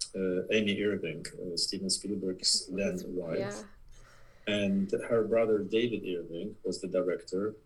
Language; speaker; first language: English; non-native, fluent; Polish